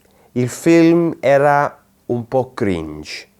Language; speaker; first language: Italian; non-native, fluent; English